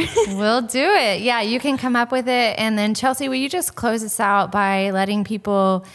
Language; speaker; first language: English; native; English